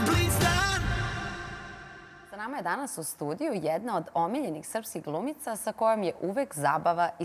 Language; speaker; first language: Serbian; native; Serbian